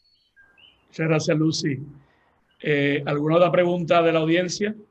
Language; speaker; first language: Spanish; native; Spanish